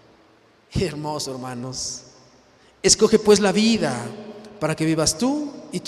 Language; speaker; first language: Spanish; native; Spanish